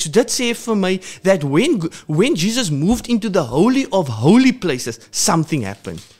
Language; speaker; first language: English; non-native, local second language; Afrikaans